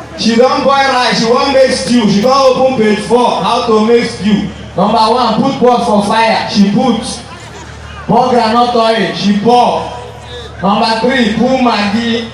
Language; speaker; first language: Nigerian Pidgin; non-native, local second language; Igbo